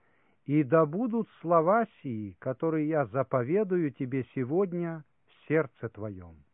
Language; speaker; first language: Russian; native; Russian